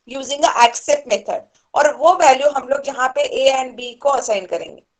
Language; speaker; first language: Hindi; non-native, local second language; Marathi